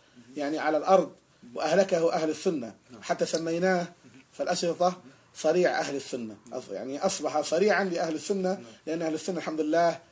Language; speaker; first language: Arabic; native; Arabic